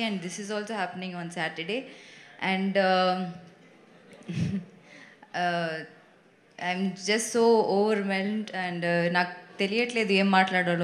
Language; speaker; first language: Telugu; non-native, learner; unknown